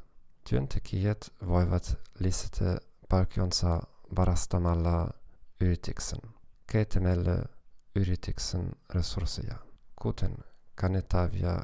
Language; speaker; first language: Finnish; non-native, fluent; German